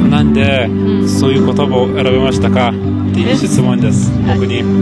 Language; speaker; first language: Japanese; non-native, fluent; Lithuanian